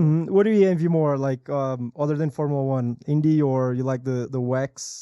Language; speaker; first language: English; non-native, fluent; Portuguese